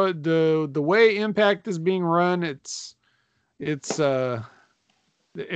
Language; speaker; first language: English; native; English